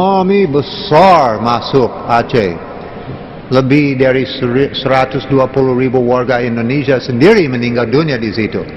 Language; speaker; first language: Indonesian; non-native, learner; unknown